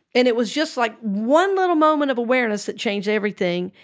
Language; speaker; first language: English; native; English